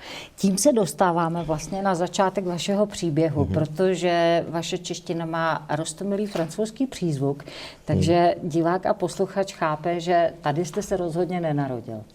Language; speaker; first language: Czech; native; Czech